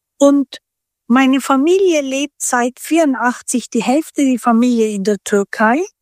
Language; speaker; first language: German; early bilingual, other home language; Turkish